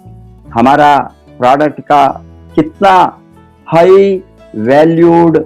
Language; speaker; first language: Hindi; non-native, local second language; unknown